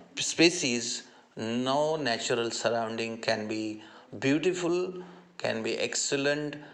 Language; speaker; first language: English; non-native, local second language; Marathi